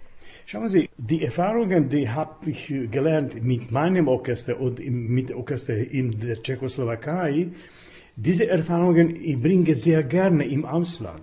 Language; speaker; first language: German; non-native, fluent; Slovak